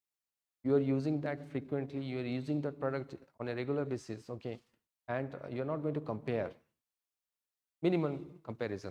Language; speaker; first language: English; non-native, local second language; Odia